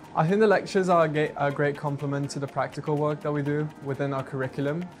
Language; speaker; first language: English; non-native, fluent; Chinese